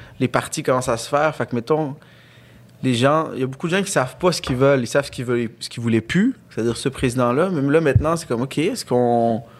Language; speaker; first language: French; early bilingual, other home language; Arabic